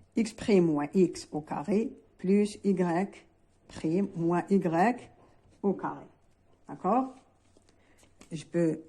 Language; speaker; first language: French; non-native, local second language; Arabic